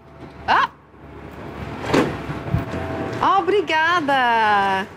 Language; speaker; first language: Portuguese; non-native, learner; French